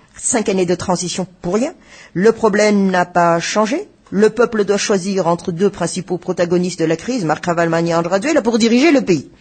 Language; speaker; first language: French; non-native, local second language; Malagasy